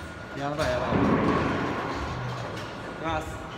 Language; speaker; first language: Japanese; native; Japanese